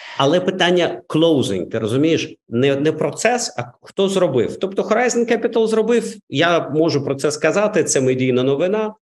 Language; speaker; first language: Ukrainian; non-native, local second language; Russian